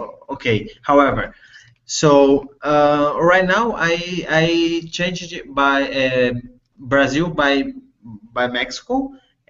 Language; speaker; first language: English; non-native, learner; Portuguese